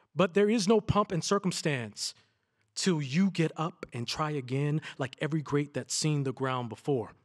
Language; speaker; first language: English; native; English